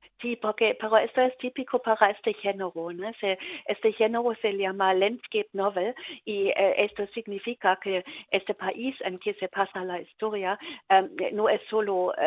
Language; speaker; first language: Spanish; non-native, learner; German